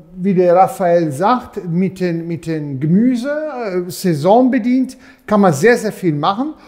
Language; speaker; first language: German; non-native, fluent; Italian